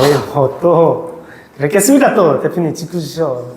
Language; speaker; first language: Korean; native; Korean